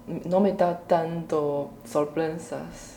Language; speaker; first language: Spanish; non-native, learner; Chinese